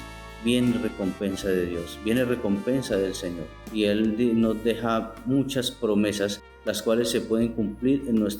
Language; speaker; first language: Spanish; native; Spanish